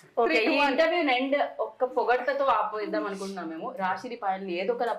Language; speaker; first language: Telugu; native; Telugu